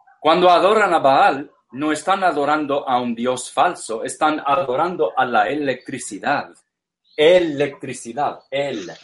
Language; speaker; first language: Spanish; non-native, fluent; English